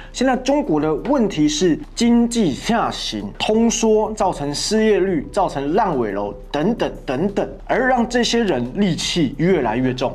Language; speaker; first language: Chinese; native; Chinese